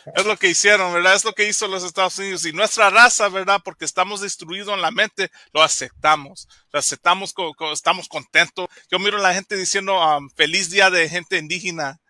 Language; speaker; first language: Spanish; early bilingual, heritage; Spanish